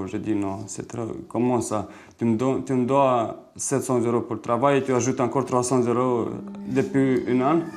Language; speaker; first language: French; non-native, learner; Ukrainian